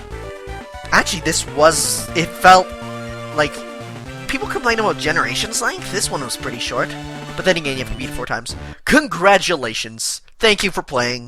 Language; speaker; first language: English; native; English